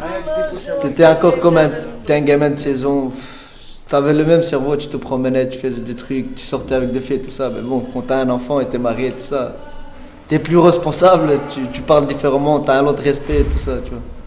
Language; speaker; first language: French; early bilingual, other home language; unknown